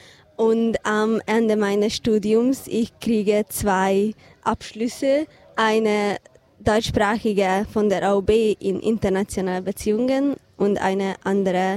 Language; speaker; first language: German; non-native, fluent; Hungarian